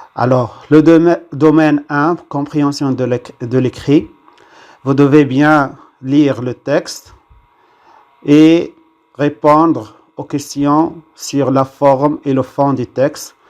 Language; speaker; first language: French; non-native, local second language; Arabic